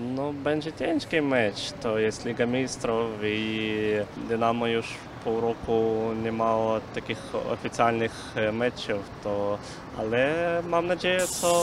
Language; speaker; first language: Polish; non-native, learner; Ukrainian